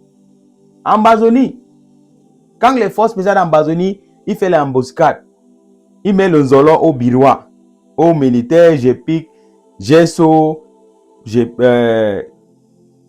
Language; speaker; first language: French; non-native, local second language; English